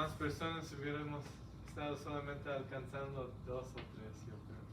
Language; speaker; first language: Spanish; early bilingual, heritage; Spanish